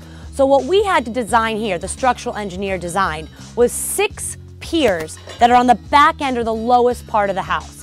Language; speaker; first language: English; native; English